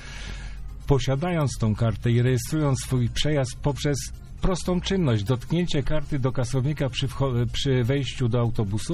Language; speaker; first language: Polish; native; Polish